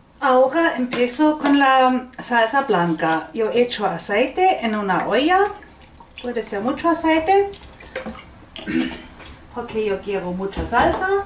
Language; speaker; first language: Spanish; non-native, fluent; Swedish